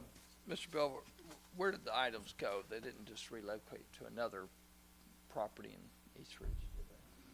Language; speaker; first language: English; native; English